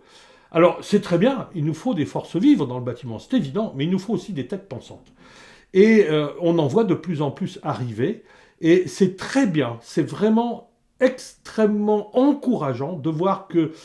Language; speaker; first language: French; native; French